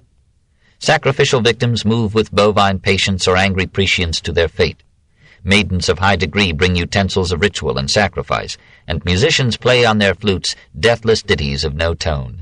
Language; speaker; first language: English; native; English